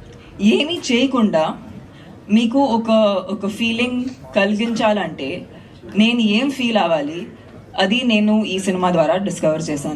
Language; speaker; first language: Telugu; non-native, fluent; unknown